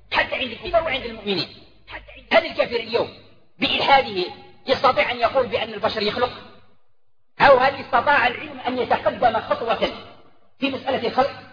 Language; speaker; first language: Arabic; native; Arabic